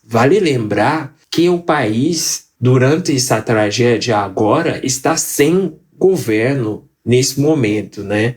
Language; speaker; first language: Portuguese; non-native, fluent; Haitian Creole